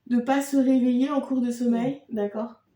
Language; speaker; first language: French; native; French